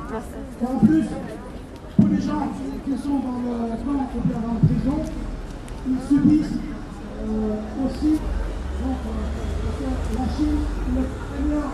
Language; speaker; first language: French; non-native, fluent; Uyghur